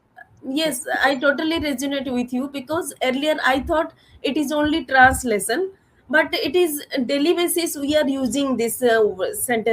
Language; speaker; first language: English; non-native, learner; Odia